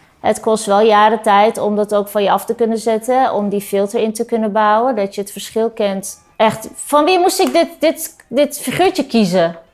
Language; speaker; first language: Dutch; early bilingual, other home language; Turkish